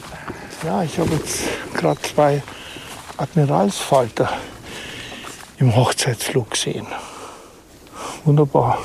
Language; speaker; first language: German; native; German